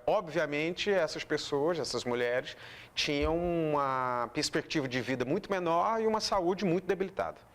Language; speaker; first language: Portuguese; native; Portuguese